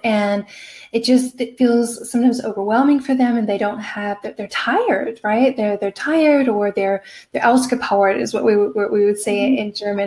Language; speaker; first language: English; native; English